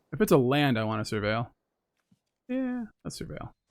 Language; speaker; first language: English; native; English